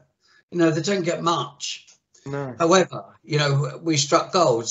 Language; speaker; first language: English; native; English